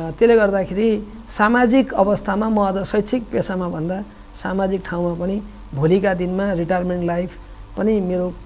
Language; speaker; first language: Nepali; native; Nepali